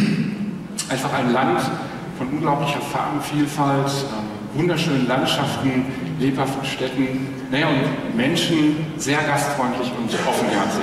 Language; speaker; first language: German; native; German